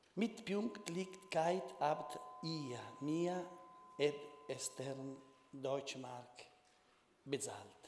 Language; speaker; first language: German; non-native, learner; Italian